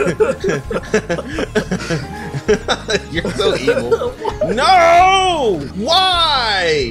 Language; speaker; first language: English; native; English